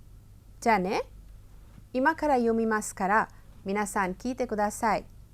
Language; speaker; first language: Japanese; non-native, fluent; Hindi